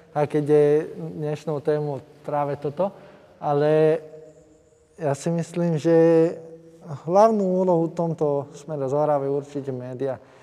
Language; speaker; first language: Slovak; non-native, local second language; Hungarian